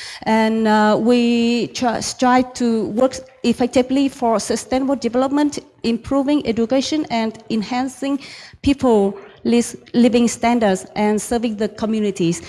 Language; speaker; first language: English; non-native, learner; Vietnamese